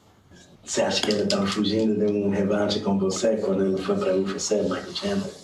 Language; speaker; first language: Portuguese; non-native, fluent; English